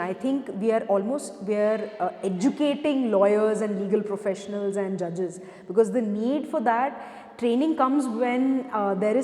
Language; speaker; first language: English; non-native, local second language; Hindi